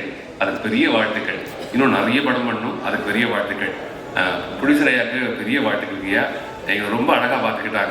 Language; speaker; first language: Tamil; native; Tamil